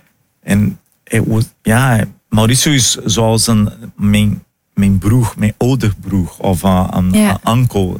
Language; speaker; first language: Dutch; non-native, fluent; Portuguese